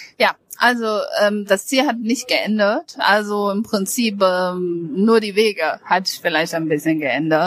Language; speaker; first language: German; non-native, fluent; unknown